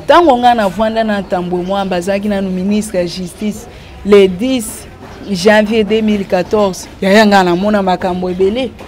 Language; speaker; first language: Lingala; non-native, local second language; Swahili